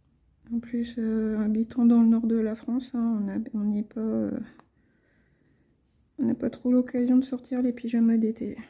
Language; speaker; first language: French; native; French